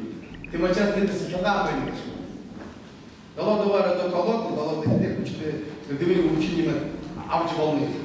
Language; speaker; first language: Mongolian; non-native, learner; Buriat